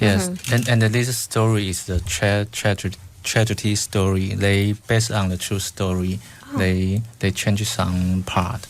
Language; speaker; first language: English; non-native, fluent; Chinese